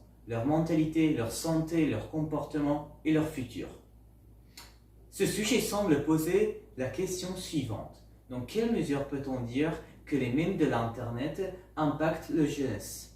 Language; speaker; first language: French; non-native, learner; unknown